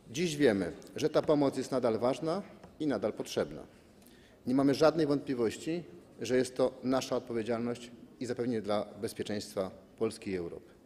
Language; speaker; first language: Polish; native; Polish